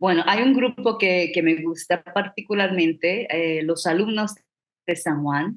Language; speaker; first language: Spanish; non-native, fluent; English